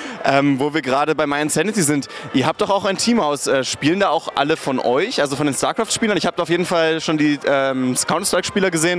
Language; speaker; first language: German; native; German